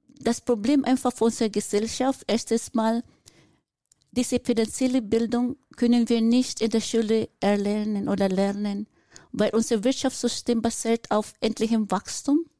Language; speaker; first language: German; non-native, fluent; Filipino